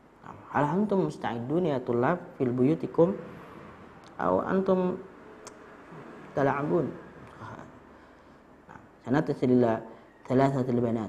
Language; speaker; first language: Arabic; non-native, fluent; Indonesian